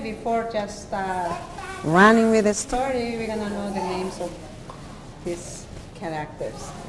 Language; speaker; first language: English; non-native, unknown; Quechua